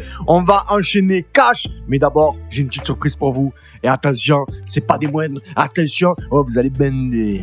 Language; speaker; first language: French; native; French